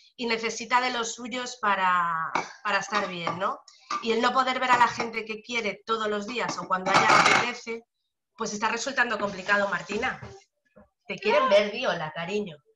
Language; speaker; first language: Spanish; native; Spanish